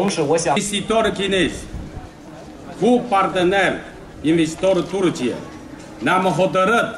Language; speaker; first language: Romanian; non-native, learner; Chinese